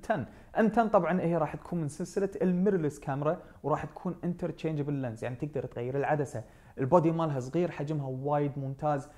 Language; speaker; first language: Arabic; native; Arabic